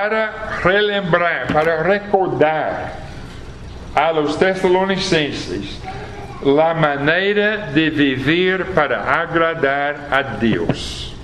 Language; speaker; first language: Portuguese; non-native, fluent; English